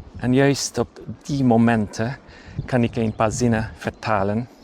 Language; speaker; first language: Dutch; non-native, learner; Hungarian